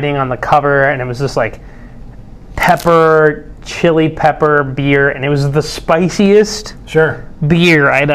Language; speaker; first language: English; non-native, fluent; Spanish